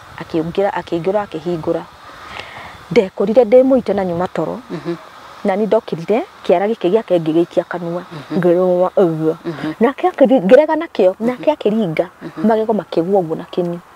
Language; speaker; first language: Kikuyu; non-native, local second language; Meru